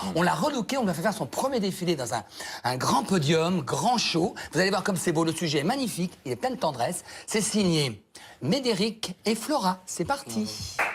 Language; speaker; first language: French; native; French